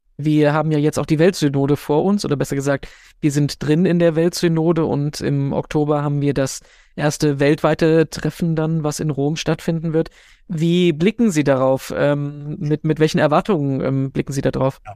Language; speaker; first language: German; native; German